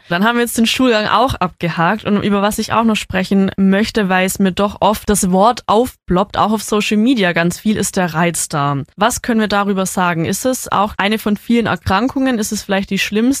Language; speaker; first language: German; native; German